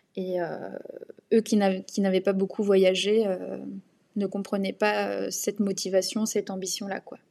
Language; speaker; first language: French; native; French